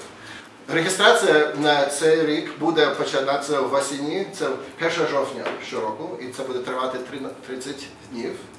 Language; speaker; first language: Ukrainian; non-native, learner; Russian